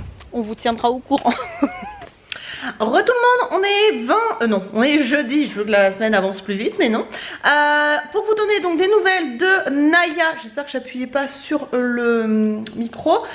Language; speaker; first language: French; native; French